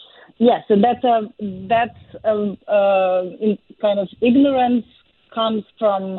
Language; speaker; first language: English; non-native, fluent; Serbian